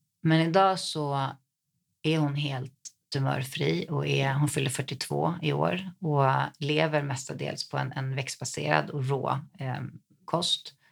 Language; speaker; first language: Swedish; native; Swedish